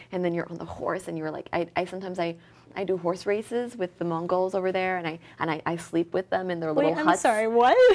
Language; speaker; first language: English; early bilingual, other home language; French